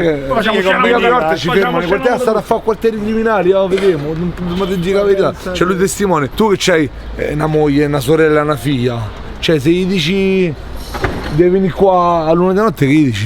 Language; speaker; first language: Italian; native; Italian